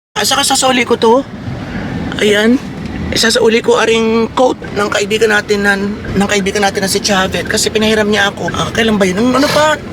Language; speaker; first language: Filipino; native; Filipino